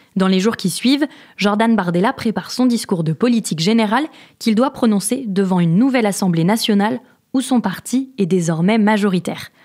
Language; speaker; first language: French; native; French